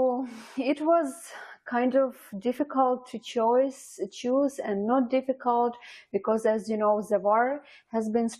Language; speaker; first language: English; non-native, fluent; Ukrainian